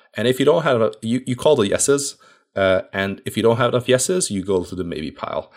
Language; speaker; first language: English; non-native, fluent; Hungarian